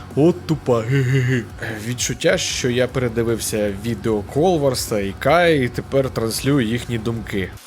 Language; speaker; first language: Ukrainian; native; Ukrainian